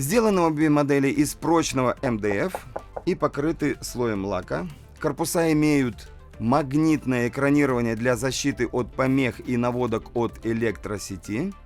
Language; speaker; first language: Russian; native; Russian